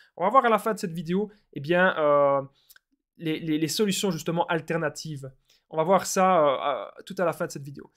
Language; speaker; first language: French; native; French